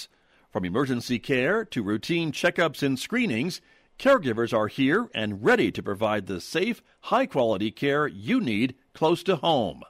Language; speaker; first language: English; native; English